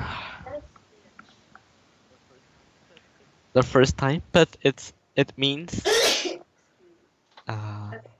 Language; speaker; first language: English; non-native, learner; Chinese